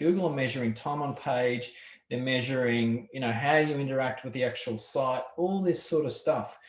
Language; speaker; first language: English; native; English